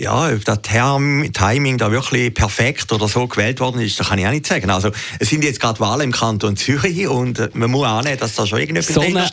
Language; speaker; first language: German; native; German